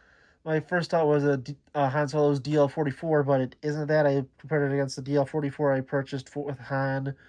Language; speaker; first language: English; native; English